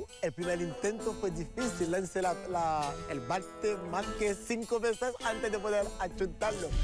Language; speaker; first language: Spanish; non-native, fluent; Haitian Creole